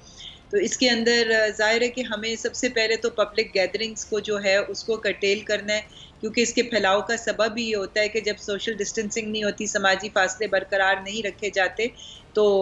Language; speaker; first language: Urdu; native; Urdu